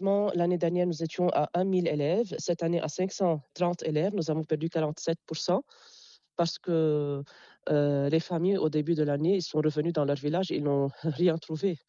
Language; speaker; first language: French; non-native, local second language; Arabic